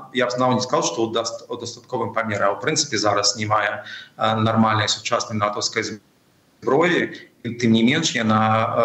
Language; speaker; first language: Belarusian; non-native, local second language; Russian